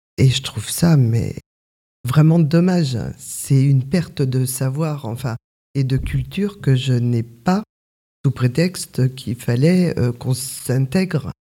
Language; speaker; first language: French; native; French